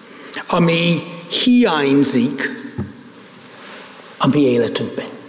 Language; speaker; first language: Hungarian; non-native, fluent; English